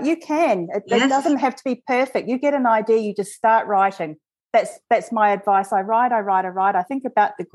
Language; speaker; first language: English; native; English